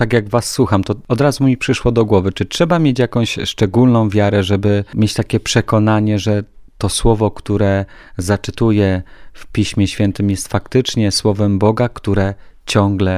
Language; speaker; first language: Polish; native; Polish